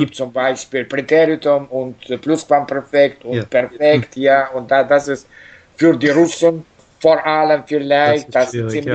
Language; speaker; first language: German; non-native, learner; Russian